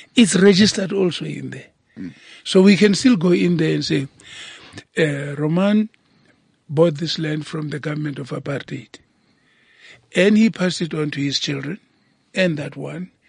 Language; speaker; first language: English; non-native, local second language; Southern Sotho